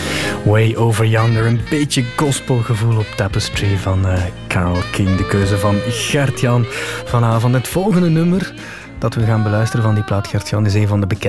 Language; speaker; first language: Dutch; native; Dutch